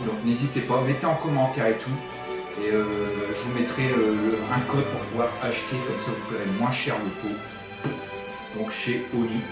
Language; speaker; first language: French; native; French